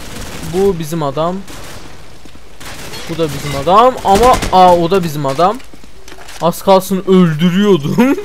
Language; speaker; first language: Turkish; native; Turkish